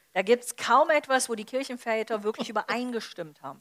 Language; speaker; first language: German; native; German